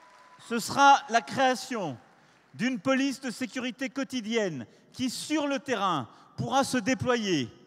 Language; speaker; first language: French; native; French